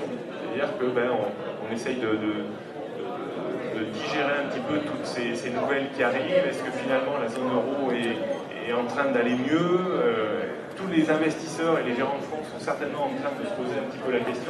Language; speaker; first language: French; native; French